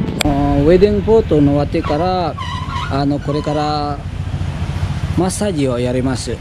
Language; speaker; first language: Japanese; non-native, learner; Indonesian